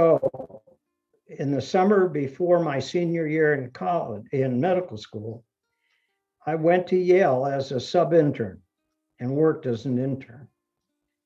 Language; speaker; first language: English; early bilingual, other home language; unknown